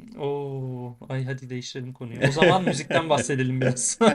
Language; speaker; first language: Turkish; native; Turkish